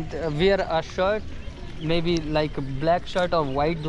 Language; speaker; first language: English; non-native, learner; Hindi